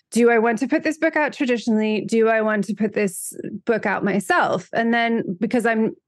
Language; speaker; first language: English; native; English